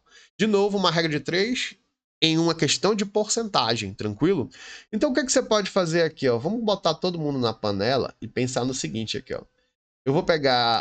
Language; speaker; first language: Portuguese; native; Portuguese